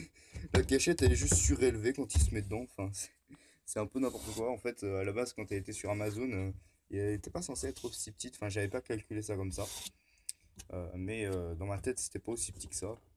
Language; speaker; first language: French; native; French